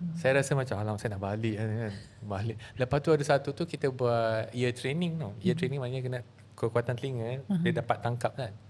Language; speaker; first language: Malay; native; Malay